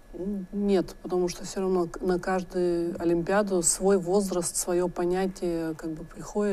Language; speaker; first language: Russian; native; Russian